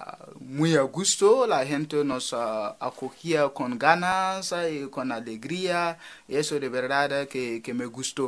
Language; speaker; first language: Spanish; non-native, fluent; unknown